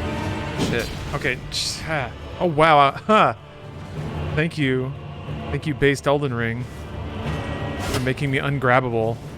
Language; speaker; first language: English; native; English